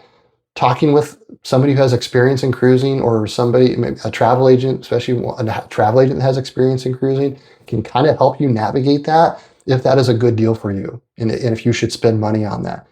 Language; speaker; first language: English; native; English